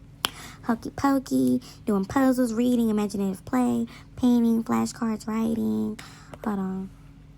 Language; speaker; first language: English; native; English